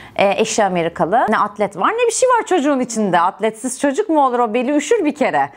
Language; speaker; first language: Turkish; native; Turkish